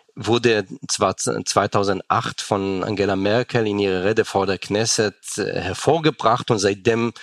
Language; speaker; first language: German; non-native, fluent; Hebrew